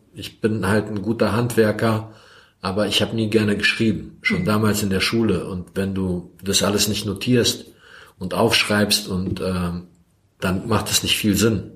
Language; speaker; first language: German; early bilingual, other home language; Croatian